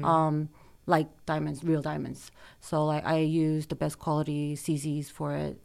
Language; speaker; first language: English; early bilingual, other home language; Korean